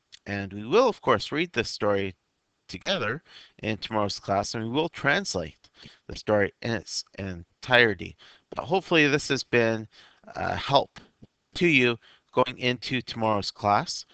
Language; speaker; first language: English; native; English